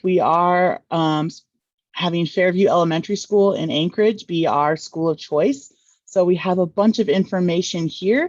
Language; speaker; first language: English; native; English